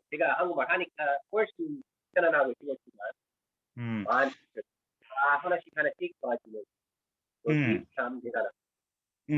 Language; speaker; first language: Korean; non-native, fluent; English